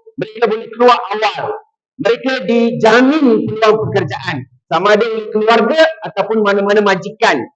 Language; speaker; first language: Malay; non-native, local second language; Tamil